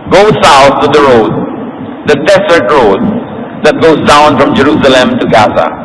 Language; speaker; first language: English; non-native, local second language; Filipino